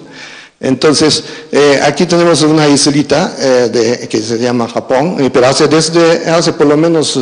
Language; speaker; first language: Spanish; non-native, fluent; Japanese